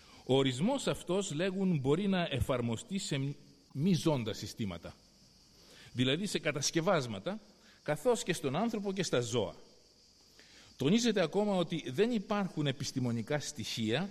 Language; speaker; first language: Greek; native; Greek